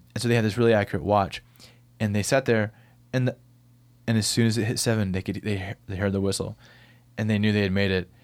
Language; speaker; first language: English; native; English